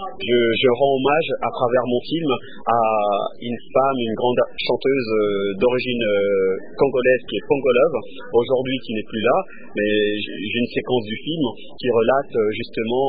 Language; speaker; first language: French; early bilingual, other home language; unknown